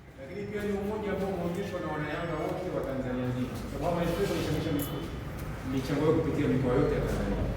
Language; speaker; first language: Swahili; native; Swahili